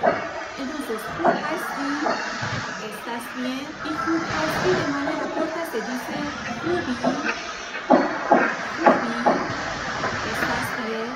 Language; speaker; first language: Spanish; non-native, fluent; Persian